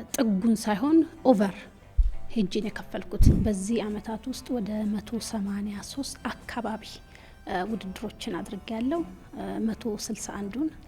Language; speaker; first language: Amharic; native; Amharic